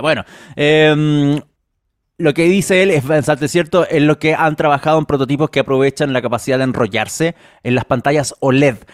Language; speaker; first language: Spanish; native; Spanish